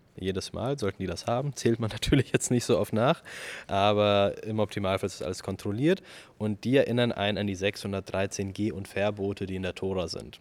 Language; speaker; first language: German; early bilingual, other home language; Russian